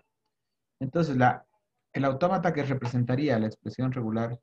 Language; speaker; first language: Spanish; native; Spanish